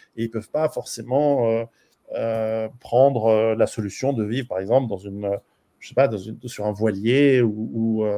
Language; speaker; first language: French; native; French